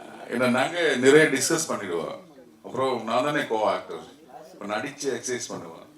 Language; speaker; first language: Tamil; non-native, learner; Malayalam